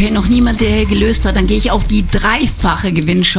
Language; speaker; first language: German; native; German